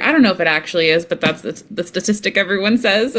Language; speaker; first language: English; native; English